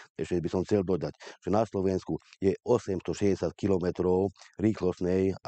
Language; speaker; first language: Slovak; non-native, local second language; Hungarian